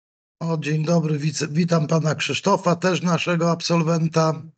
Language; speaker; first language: Polish; native; Polish